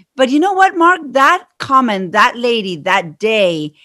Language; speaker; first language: English; non-native, fluent; Spanish